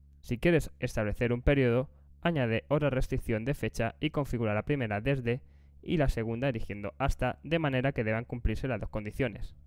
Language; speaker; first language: Spanish; native; Spanish